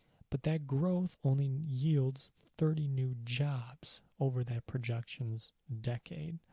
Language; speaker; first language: English; native; English